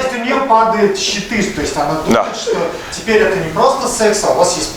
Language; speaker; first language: Russian; native; Russian